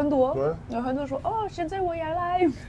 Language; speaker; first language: Chinese; non-native, learner; French